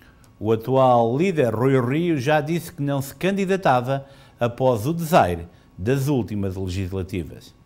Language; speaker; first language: Portuguese; native; Portuguese